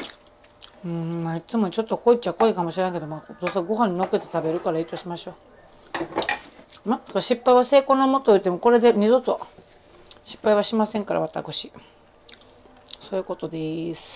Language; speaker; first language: Japanese; native; Japanese